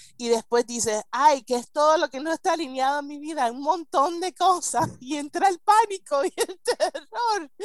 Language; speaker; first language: Spanish; early bilingual, heritage; Spanish